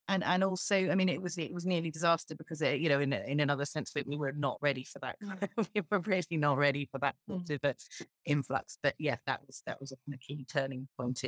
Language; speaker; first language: English; native; English